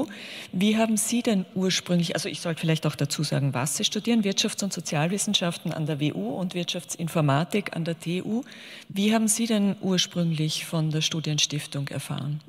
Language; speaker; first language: German; native; German